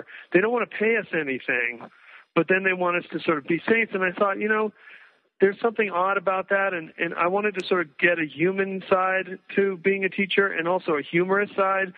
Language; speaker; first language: English; native; English